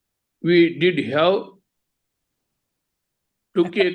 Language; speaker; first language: English; non-native, learner; Telugu